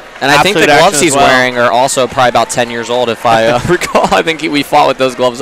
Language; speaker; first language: English; native; English